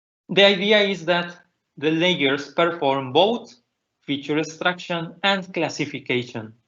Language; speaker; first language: English; non-native, fluent; Spanish